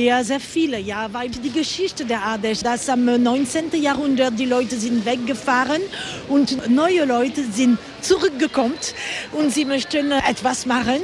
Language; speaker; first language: German; non-native, learner; French